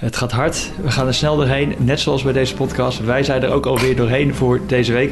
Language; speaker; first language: Dutch; native; Dutch